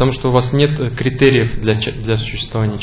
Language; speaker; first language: Russian; native; Russian